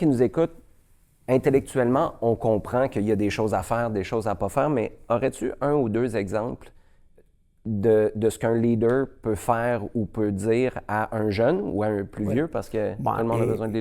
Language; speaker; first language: French; native; French